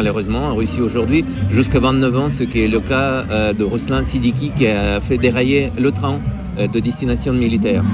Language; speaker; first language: French; non-native, fluent; Russian